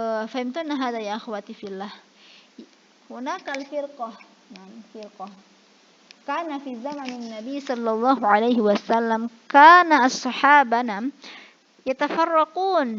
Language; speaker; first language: Arabic; non-native, fluent; Indonesian